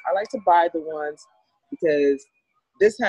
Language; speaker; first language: English; native; English